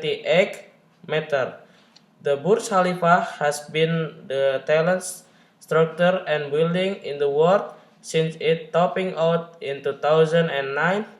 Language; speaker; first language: English; non-native, learner; Indonesian